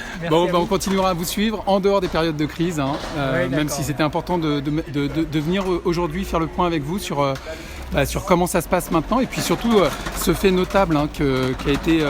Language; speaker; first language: French; native; French